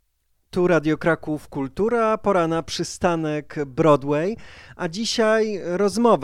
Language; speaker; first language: Polish; native; Polish